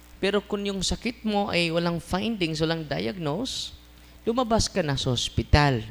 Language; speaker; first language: Filipino; non-native, local second language; Cebuano